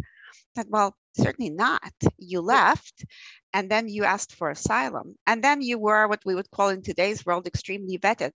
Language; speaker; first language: English; early bilingual, other home language; Russian